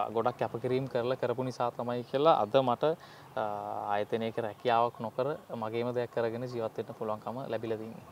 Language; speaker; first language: Sinhala; native; Sinhala